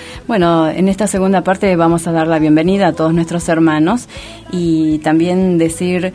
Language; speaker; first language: Spanish; native; Spanish